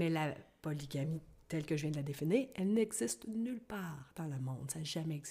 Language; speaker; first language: French; native; French